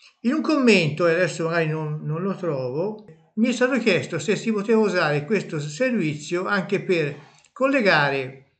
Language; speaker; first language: Italian; native; Italian